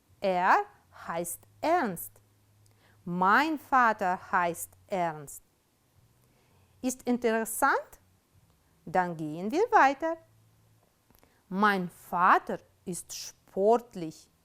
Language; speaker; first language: German; non-native, fluent; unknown